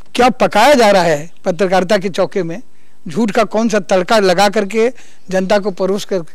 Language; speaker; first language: Hindi; native; Hindi